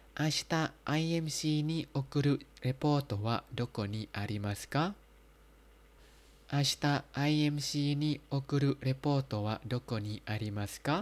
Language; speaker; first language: Japanese; non-native, fluent; Thai